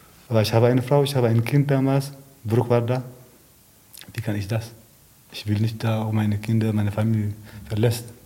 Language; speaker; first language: German; non-native, learner; Tigrinya